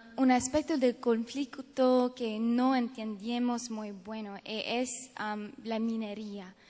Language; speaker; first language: Spanish; non-native, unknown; English